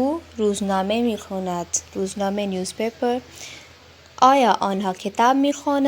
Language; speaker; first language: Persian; non-native, learner; Urdu